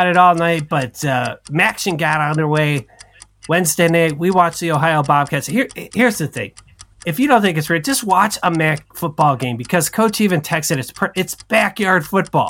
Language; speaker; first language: English; native; English